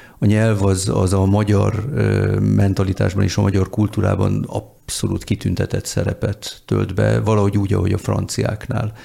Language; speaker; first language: Hungarian; early bilingual, heritage; Hungarian